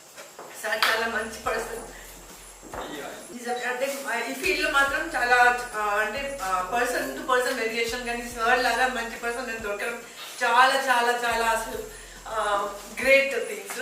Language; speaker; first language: Telugu; non-native, fluent; Bangla